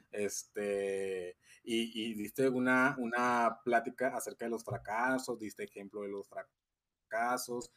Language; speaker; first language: Spanish; native; Spanish